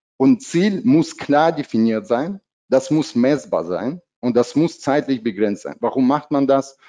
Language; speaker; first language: German; non-native, fluent; Russian